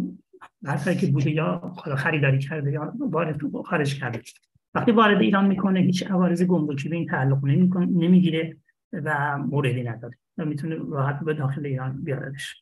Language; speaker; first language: Persian; native; Persian